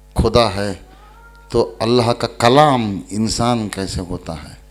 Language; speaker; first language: Hindi; non-native, local second language; Telugu